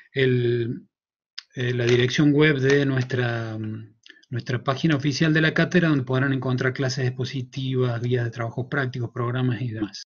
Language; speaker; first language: Spanish; native; Spanish